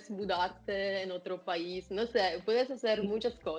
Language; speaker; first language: Spanish; non-native, fluent; Italian